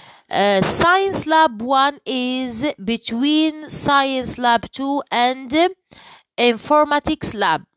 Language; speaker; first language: English; non-native, fluent; Arabic